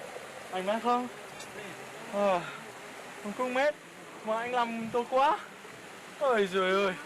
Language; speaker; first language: Vietnamese; non-native, learner; English